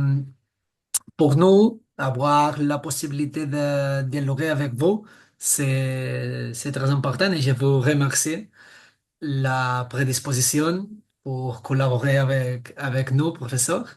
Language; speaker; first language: French; non-native, fluent; Catalan